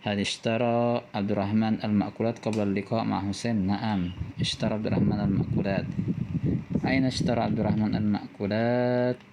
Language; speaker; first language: Arabic; non-native, fluent; Indonesian